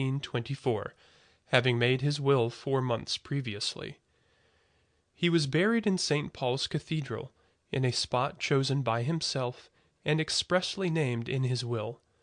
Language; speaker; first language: English; native; English